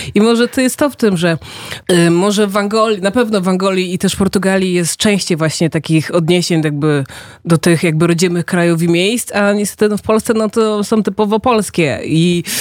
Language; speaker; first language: Polish; early bilingual, heritage; Polish